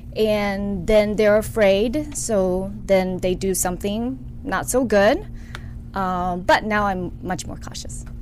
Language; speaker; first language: English; early bilingual, other home language; Chinese